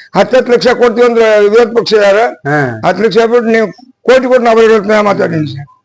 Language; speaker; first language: Kannada; non-native, local second language; Lambadi